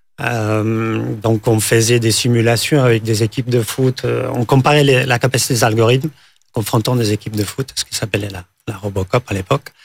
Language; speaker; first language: French; non-native, fluent; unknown